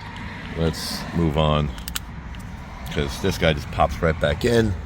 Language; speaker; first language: English; native; English